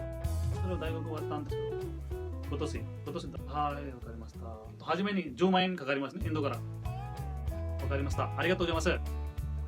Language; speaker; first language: Japanese; non-native, fluent; Hindi